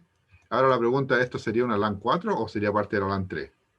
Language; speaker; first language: Spanish; native; Spanish